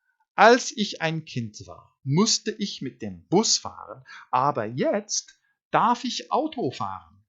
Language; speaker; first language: German; non-native, fluent; English